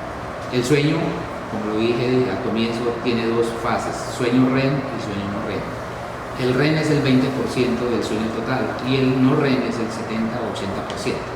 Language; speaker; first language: Spanish; native; Spanish